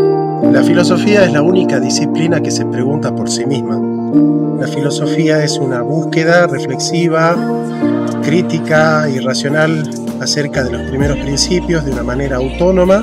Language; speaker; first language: Spanish; native; Spanish